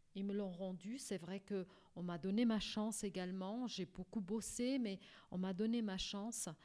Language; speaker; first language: French; early bilingual, other home language; Portuguese